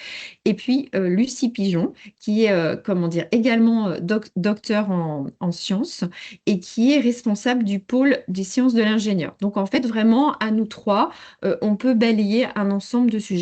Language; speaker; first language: French; native; French